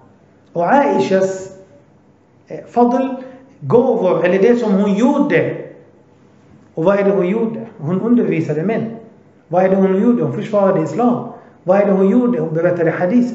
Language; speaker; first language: Swedish; early bilingual, other home language; Arabic